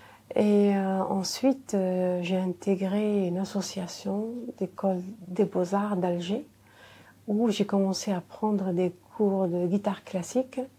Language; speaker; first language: French; non-native, local second language; Arabic